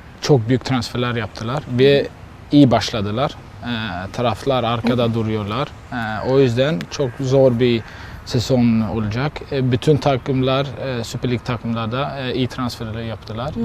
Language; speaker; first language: Turkish; non-native, learner; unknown